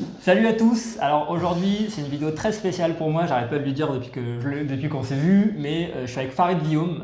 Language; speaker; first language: French; native; French